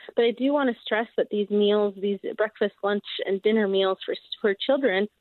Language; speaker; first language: English; native; English